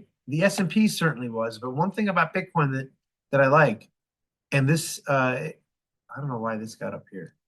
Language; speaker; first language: English; native; English